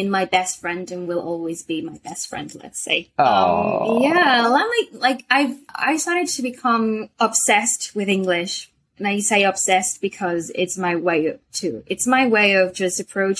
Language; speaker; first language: English; non-native, fluent; Spanish